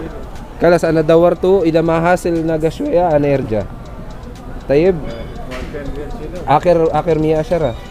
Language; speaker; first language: Arabic; non-native, learner; Filipino